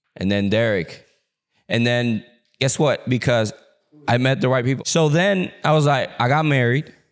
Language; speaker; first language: English; early bilingual, other home language; Spanish